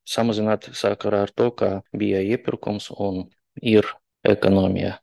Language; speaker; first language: Latvian; non-native, local second language; Russian